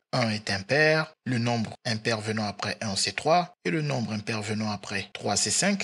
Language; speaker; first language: French; native; French